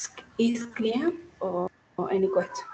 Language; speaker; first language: English; non-native, learner; Spanish